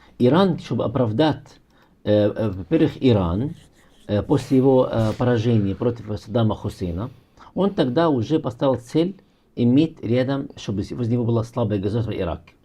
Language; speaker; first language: Russian; non-native, fluent; Arabic